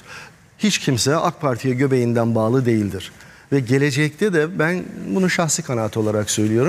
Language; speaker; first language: Turkish; native; Turkish